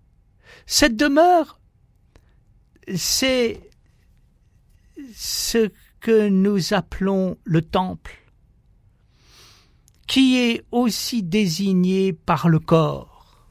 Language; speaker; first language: French; native; French